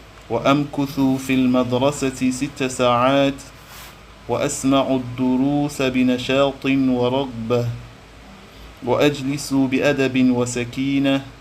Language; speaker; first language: Arabic; non-native, fluent; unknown